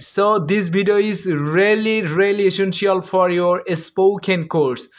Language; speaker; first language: English; non-native, local second language; Bangla